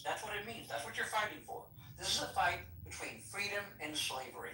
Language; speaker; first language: English; native; English